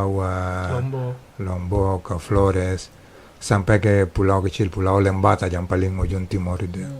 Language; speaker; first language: Indonesian; non-native, fluent; Spanish